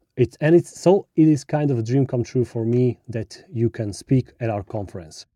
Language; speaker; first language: English; non-native, fluent; Slovak